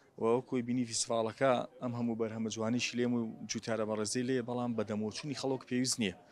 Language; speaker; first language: Central Kurdish; native; Central Kurdish